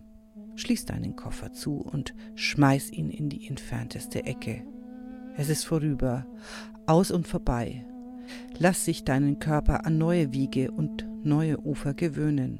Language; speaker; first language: German; native; German